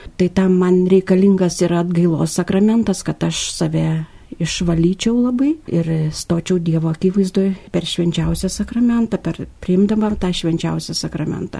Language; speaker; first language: Lithuanian; native; Lithuanian